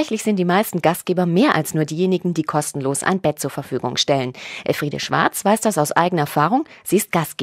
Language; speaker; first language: German; native; German